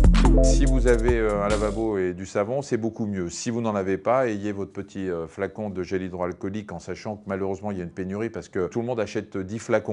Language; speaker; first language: French; native; French